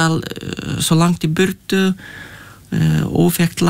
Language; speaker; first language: Icelandic; non-native, fluent; Lithuanian